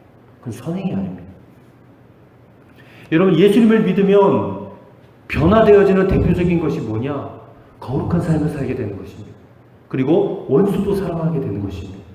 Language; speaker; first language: Korean; native; Korean